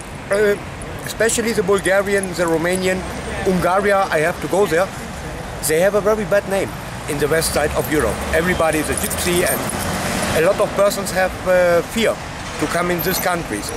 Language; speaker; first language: English; non-native, learner; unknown